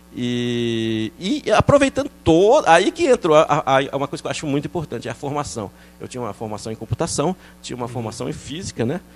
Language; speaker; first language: Portuguese; early bilingual, other home language; French